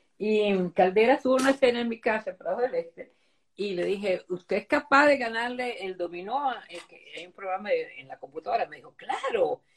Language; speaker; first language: Spanish; early bilingual, other home language; Italian